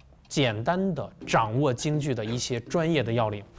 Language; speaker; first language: Chinese; native; Chinese